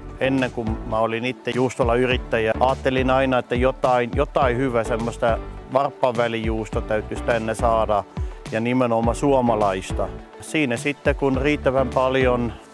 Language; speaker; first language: Finnish; non-native, fluent; German